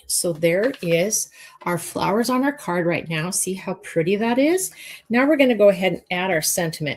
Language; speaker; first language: English; native; English